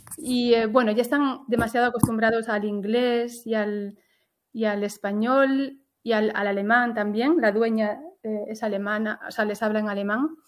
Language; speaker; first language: Spanish; early bilingual, heritage; Galician